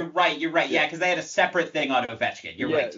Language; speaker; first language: English; native; English